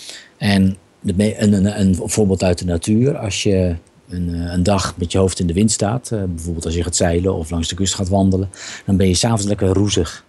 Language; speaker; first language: Dutch; native; Dutch